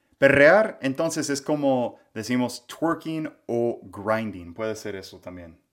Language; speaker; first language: Spanish; non-native, fluent; English